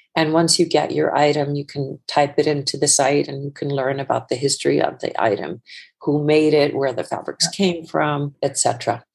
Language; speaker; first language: English; non-native, fluent; Icelandic